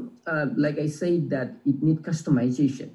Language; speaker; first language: English; non-native, local second language; Assamese